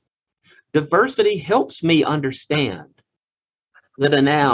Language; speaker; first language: English; native; English